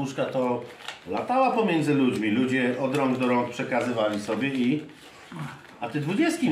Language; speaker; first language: Polish; native; Polish